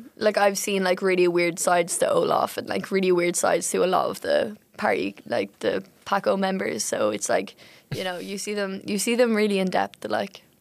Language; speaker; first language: English; native; English